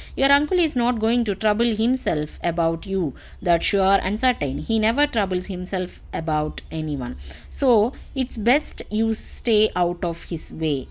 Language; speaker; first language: English; non-native, local second language; Telugu